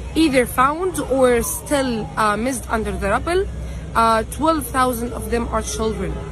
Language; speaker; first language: English; non-native, fluent; Arabic